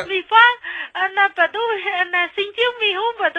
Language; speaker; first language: Dutch; non-native, learner; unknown